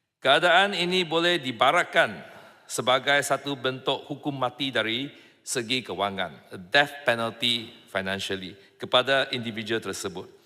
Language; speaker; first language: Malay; non-native, local second language; Chinese